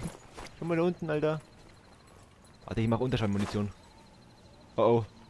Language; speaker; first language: German; native; German